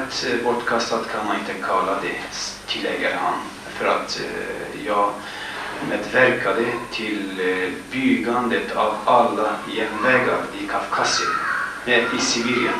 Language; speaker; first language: Swedish; non-native, fluent; Kurdish